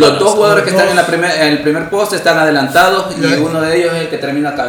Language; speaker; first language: Spanish; native; Spanish